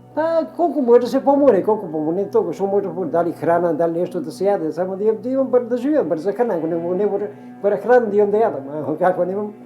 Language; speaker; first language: Macedonian; native; Macedonian